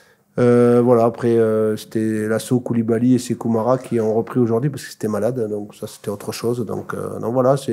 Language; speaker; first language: French; native; French